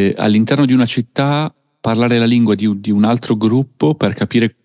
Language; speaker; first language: Italian; native; Italian